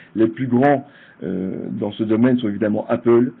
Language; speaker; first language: French; native; French